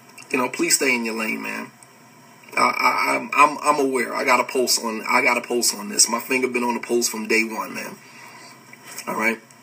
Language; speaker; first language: English; native; English